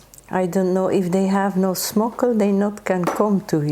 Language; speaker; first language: English; non-native, learner; Dutch